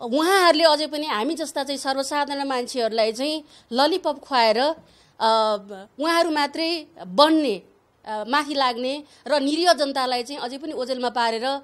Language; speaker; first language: Nepali; native; Nepali